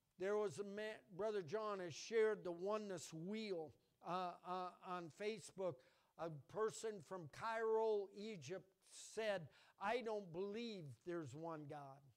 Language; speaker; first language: English; native; English